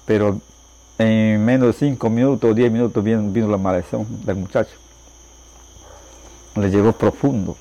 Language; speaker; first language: Spanish; non-native, local second language; Shipibo-Conibo